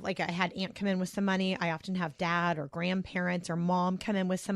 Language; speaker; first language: English; native; English